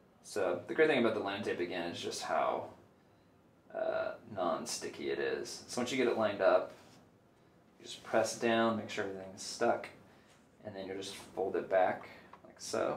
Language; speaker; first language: English; native; English